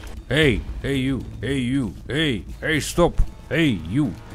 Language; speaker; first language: English; non-native, learner; Russian